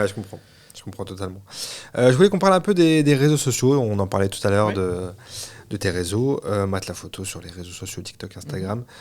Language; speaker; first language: French; native; French